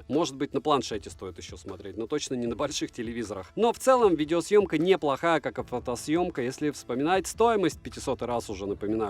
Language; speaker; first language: Russian; native; Russian